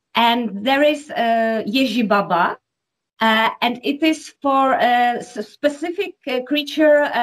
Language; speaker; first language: English; non-native, learner; Czech